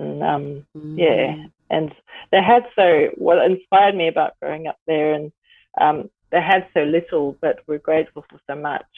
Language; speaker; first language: English; native; English